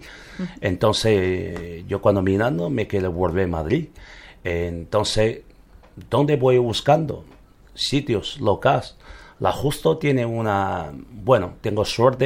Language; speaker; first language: Spanish; non-native, learner; Chinese